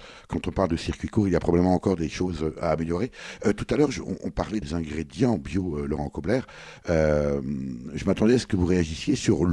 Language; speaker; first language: French; native; French